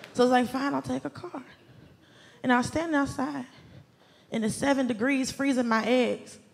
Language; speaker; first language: English; native; English